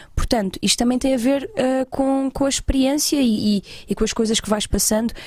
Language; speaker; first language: Portuguese; native; Portuguese